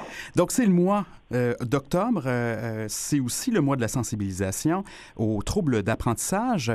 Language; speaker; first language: French; native; French